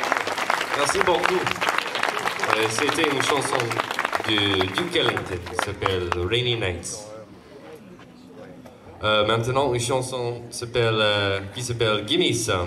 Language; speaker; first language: French; non-native, learner; English